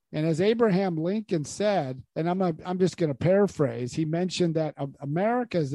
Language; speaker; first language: English; native; English